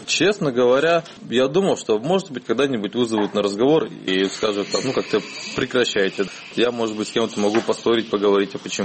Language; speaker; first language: Russian; native; Russian